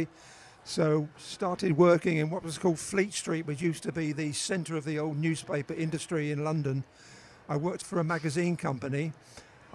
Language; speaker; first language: English; native; English